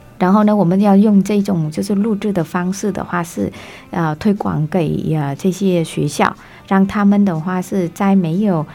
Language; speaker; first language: Chinese; non-native, fluent; Vietnamese